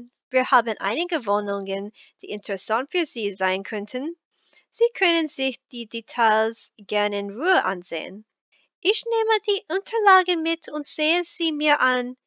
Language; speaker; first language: German; non-native, learner; English